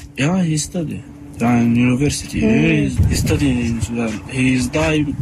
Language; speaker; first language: English; non-native, learner; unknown